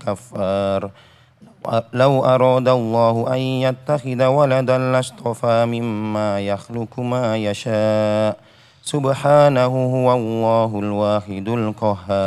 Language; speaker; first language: Arabic; non-native, fluent; Indonesian